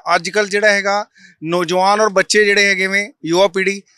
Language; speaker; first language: Punjabi; native; Punjabi